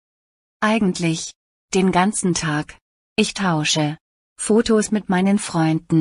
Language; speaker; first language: German; non-native, learner; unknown